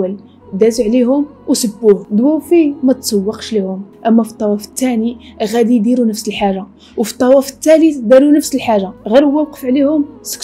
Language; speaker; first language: Arabic; native; Arabic